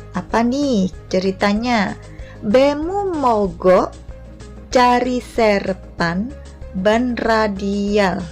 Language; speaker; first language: Indonesian; non-native, local second language; Javanese